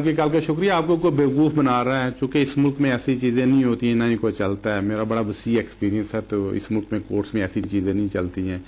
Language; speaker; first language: Urdu; native; Urdu